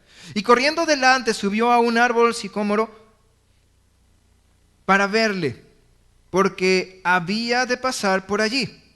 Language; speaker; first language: Spanish; native; Spanish